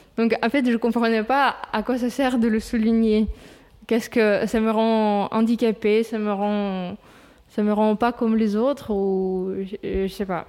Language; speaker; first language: French; non-native, fluent; Russian